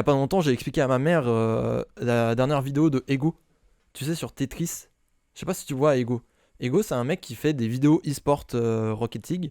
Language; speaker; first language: French; native; French